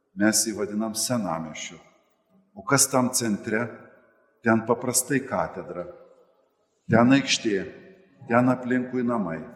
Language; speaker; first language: Lithuanian; native; Lithuanian